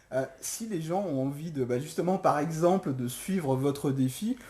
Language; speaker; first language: French; native; French